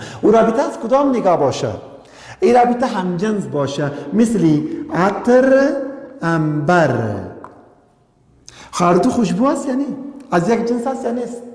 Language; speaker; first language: Persian; non-native, local second language; Pashto